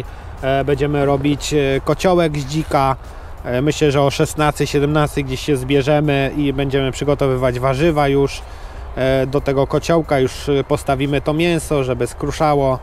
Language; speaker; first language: Polish; native; Polish